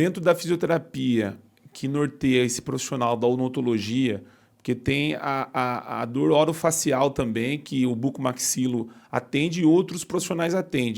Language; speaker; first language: Portuguese; native; Portuguese